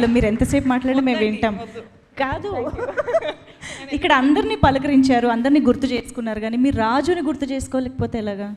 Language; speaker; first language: Telugu; native; Telugu